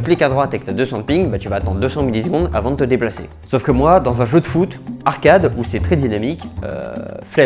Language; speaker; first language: French; native; French